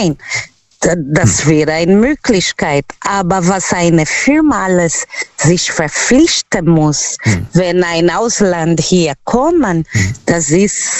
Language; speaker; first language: German; non-native, learner; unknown